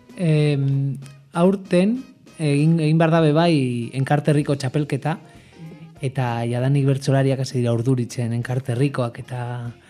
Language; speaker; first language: Basque; non-native, local second language; Spanish